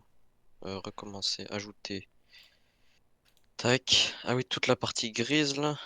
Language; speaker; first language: French; native; French